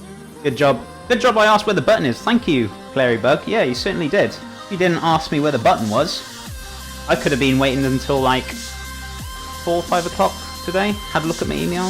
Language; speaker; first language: English; native; English